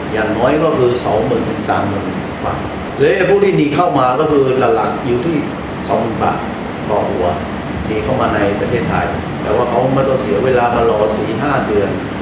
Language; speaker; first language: Thai; non-native, fluent; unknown